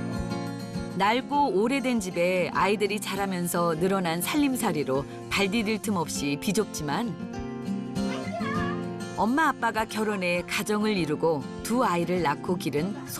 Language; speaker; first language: Korean; native; Korean